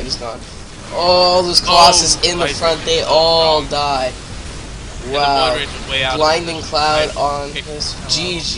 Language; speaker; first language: English; native; English